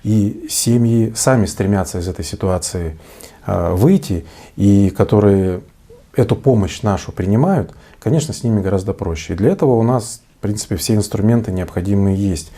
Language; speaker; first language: Russian; native; Russian